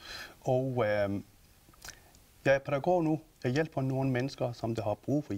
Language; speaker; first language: Danish; non-native, fluent; Persian